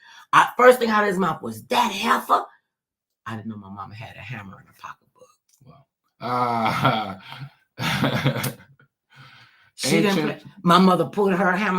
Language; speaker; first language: English; native; English